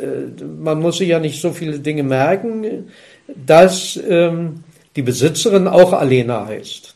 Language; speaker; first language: German; native; German